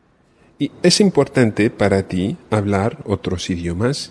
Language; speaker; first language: Spanish; non-native, fluent; English